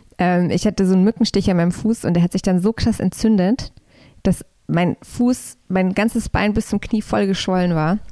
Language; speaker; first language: German; early bilingual, other home language; Polish